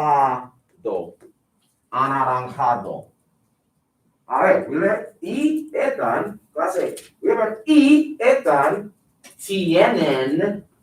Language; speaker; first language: Spanish; non-native, fluent; English